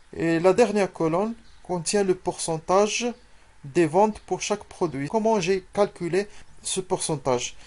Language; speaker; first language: French; non-native, local second language; Arabic